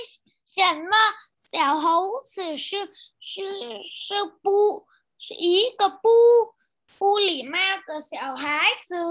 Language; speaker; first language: Chinese; non-native, learner; Vietnamese